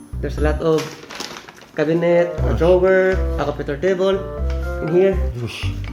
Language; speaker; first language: English; non-native, local second language; Cebuano